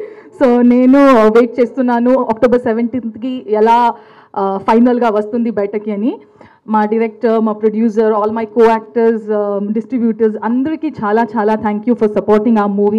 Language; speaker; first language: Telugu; non-native, learner; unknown